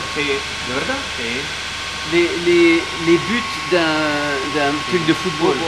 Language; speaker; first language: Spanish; non-native, learner; French